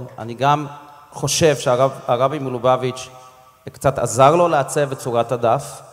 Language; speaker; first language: Hebrew; non-native, fluent; English